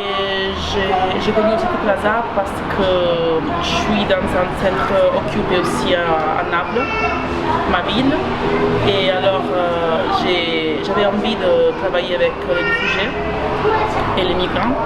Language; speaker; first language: French; non-native, fluent; Italian